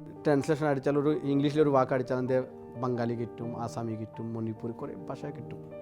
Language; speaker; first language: Malayalam; non-native, local second language; Assamese